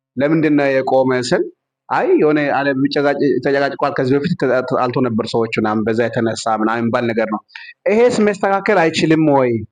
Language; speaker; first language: Amharic; non-native, local second language; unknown